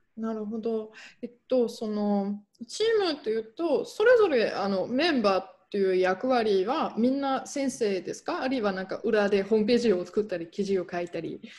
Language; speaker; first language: Japanese; non-native, fluent; German